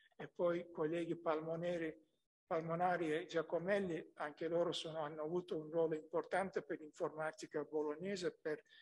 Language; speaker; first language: Italian; non-native, fluent; Turkish